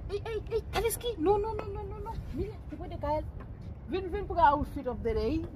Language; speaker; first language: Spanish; non-native, learner; Haitian Creole